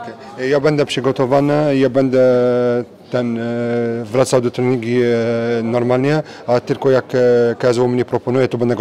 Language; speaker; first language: Polish; non-native, fluent; French